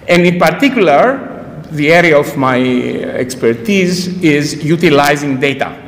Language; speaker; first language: English; non-native, fluent; Greek